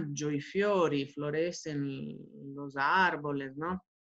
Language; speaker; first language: Spanish; non-native, fluent; Italian